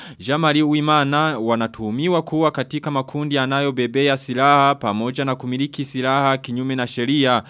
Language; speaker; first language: Swahili; non-native, local second language; Rundi